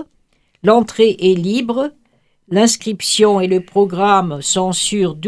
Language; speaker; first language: French; native; French